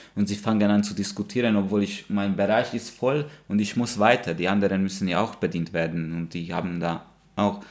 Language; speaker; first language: German; non-native, fluent; Hungarian